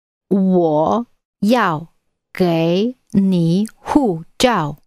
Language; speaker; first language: Chinese; non-native, learner; English